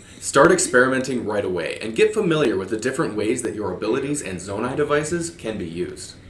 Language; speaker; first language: English; native; English